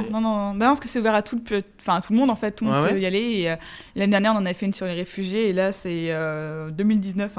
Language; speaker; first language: French; native; French